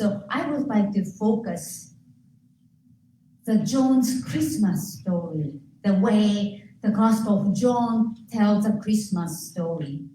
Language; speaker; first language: English; non-native, fluent; Japanese